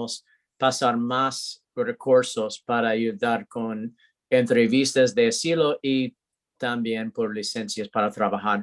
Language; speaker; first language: Spanish; non-native, learner; English